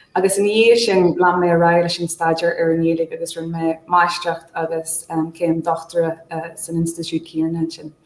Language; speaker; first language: Irish; non-native, local second language; English